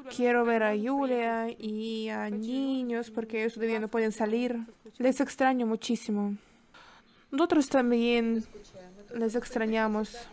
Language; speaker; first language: Spanish; non-native, fluent; Ukrainian